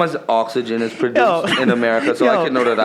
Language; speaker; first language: English; native; English